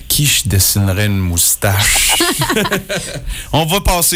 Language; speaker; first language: French; native; French